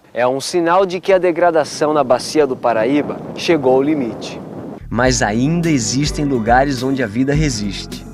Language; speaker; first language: Portuguese; native; Portuguese